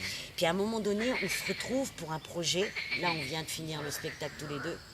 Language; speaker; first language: French; native; French